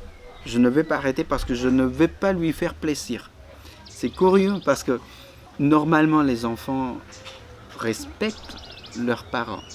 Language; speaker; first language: French; non-native, fluent; Spanish